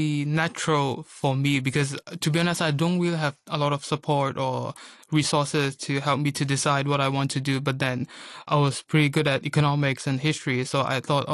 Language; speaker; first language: English; non-native, local second language; Urdu